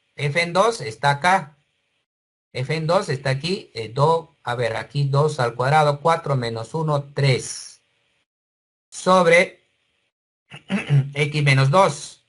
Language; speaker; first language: Spanish; native; Spanish